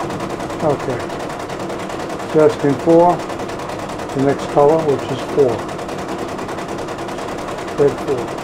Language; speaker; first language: English; native; English